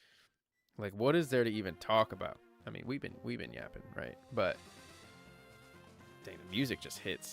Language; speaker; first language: English; native; English